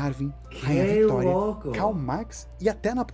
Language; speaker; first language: Portuguese; native; Portuguese